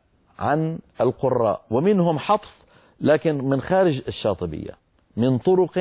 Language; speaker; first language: Arabic; native; Arabic